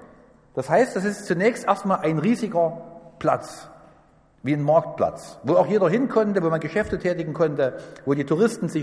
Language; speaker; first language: German; native; German